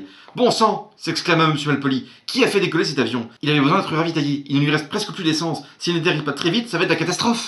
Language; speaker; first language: French; native; French